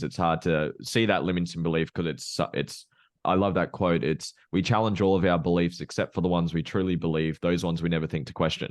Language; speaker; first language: English; native; English